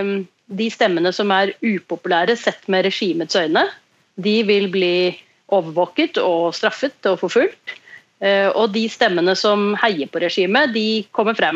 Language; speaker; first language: Norwegian; native; Norwegian